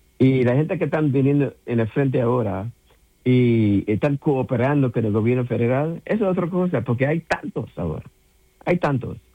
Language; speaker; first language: Spanish; non-native, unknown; English